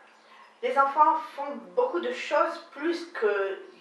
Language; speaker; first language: French; non-native, learner; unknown